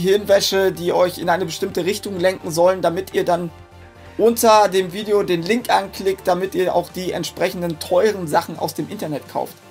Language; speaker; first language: German; native; German